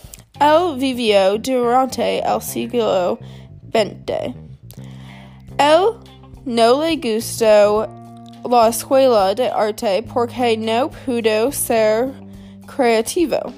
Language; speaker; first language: Spanish; non-native, learner; English